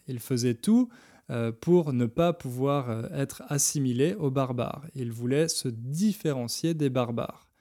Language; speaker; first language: French; native; French